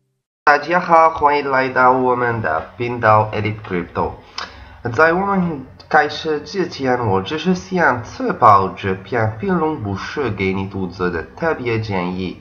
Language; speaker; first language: Chinese; non-native, learner; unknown